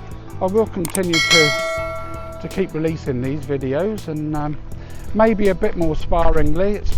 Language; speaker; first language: English; native; English